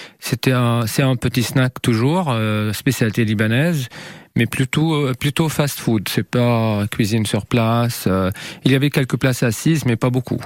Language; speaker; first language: French; non-native, local second language; Arabic